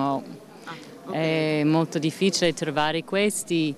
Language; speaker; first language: Italian; non-native, learner; English